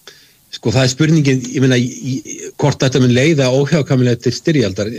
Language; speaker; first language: Icelandic; native; Icelandic